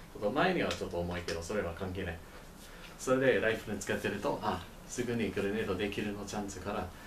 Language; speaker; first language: Japanese; non-native, learner; English